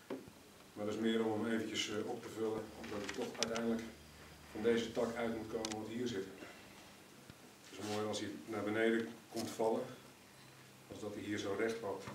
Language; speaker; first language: Dutch; native; Dutch